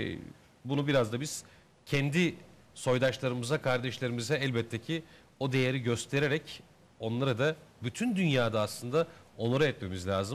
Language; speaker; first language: Turkish; native; Turkish